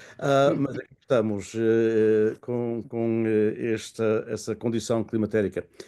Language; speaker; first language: Portuguese; native; Portuguese